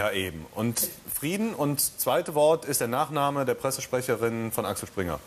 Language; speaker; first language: German; native; German